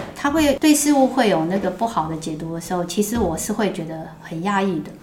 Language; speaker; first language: Chinese; native; Chinese